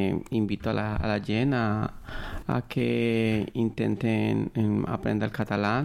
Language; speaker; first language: Catalan; non-native, learner; Spanish